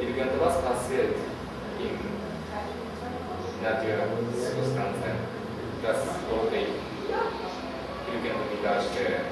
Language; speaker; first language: German; non-native, learner; Japanese